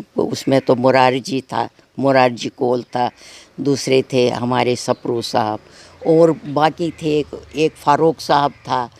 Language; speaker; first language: Urdu; non-native, local second language; Kashmiri